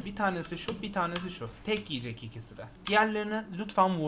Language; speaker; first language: Turkish; native; Turkish